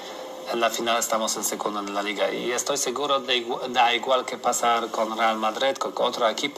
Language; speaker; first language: Spanish; non-native, learner; Polish